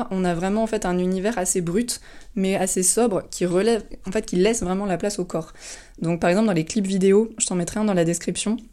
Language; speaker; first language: French; native; French